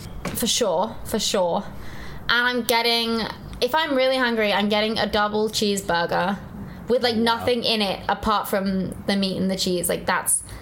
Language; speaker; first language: English; native; English